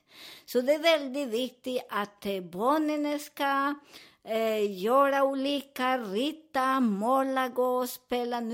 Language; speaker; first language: Swedish; non-native, learner; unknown